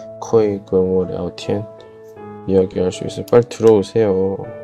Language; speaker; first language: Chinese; non-native, learner; Korean